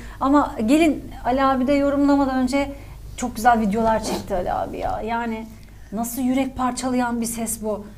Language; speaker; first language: Turkish; native; Turkish